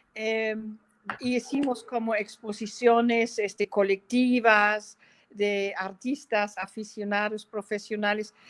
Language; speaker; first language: Spanish; non-native, fluent; German